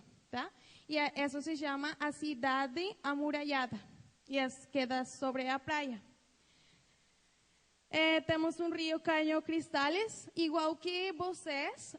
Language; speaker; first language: Portuguese; non-native, fluent; Spanish